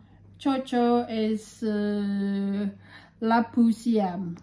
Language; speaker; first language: English; non-native, fluent; Indonesian